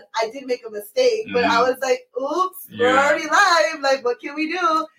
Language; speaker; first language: English; early bilingual, other home language; Spanish